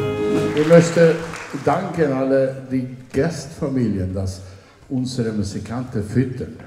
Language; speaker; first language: German; non-native, learner; Swedish